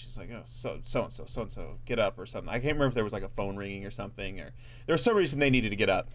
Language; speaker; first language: English; native; English